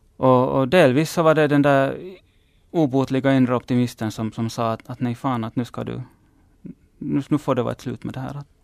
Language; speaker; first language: Swedish; native; Swedish